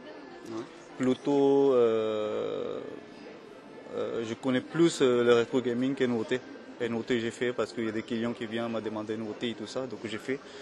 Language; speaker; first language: French; non-native, fluent; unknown